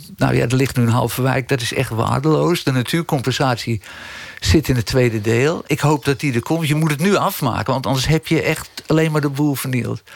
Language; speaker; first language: Dutch; native; Dutch